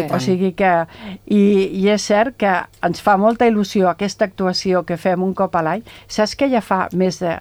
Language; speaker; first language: Catalan; non-native, local second language; Spanish